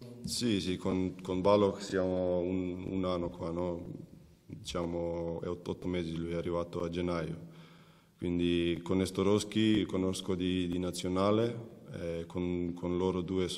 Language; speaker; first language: Italian; non-native, learner; Macedonian